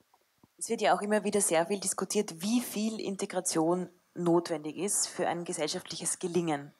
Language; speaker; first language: German; native; German